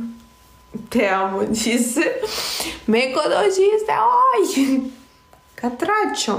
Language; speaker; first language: Spanish; non-native, fluent; Russian